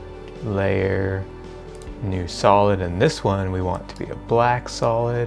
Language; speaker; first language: English; native; English